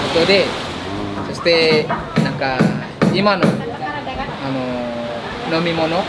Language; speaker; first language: Japanese; non-native, fluent; Indonesian